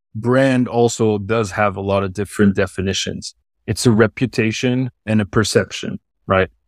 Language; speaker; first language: English; non-native, fluent; German